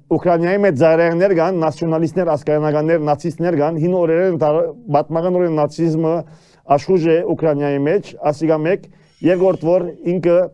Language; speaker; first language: Armenian; early bilingual, heritage; Armenian